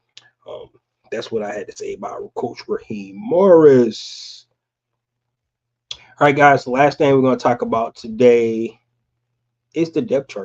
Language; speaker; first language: English; native; English